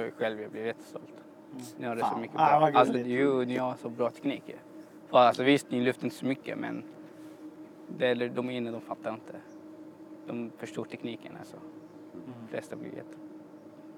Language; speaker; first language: Swedish; non-native, fluent; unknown